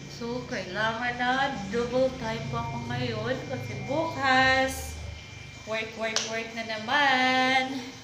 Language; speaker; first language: Filipino; non-native, local second language; Cebuano